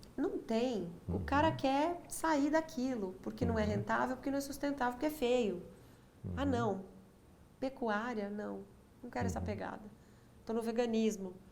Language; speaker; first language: Portuguese; native; Portuguese